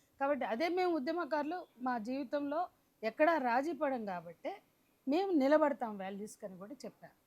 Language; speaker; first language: Telugu; native; Telugu